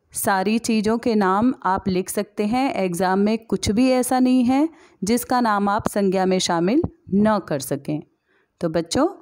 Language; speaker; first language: Hindi; native; Hindi